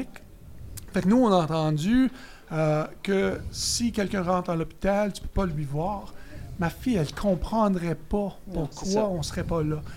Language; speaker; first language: French; native; French